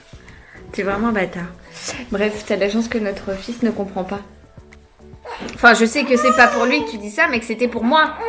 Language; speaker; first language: French; native; French